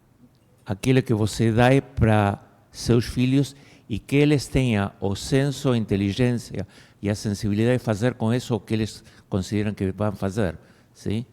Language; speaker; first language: Portuguese; non-native, fluent; Spanish